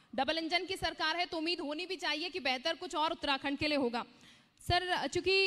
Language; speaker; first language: Hindi; native; Hindi